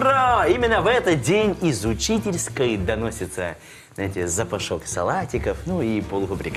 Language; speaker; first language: Russian; native; Russian